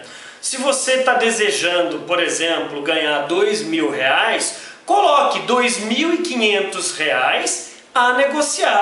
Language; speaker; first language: Portuguese; native; Portuguese